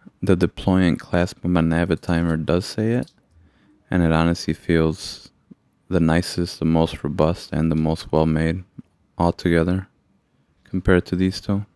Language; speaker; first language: English; native; English